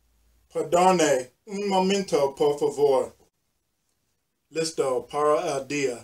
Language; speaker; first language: Spanish; non-native, learner; English